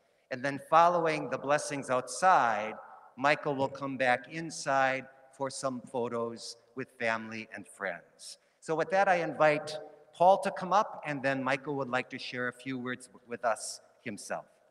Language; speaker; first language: English; native; English